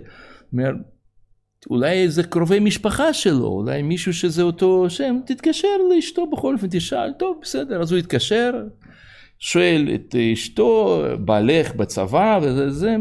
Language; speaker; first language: Hebrew; non-native, fluent; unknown